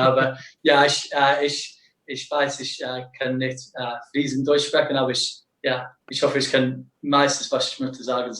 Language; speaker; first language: German; non-native, learner; English